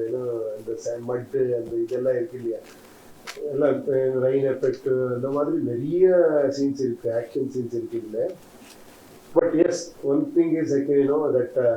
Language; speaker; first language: Tamil; non-native, learner; Kannada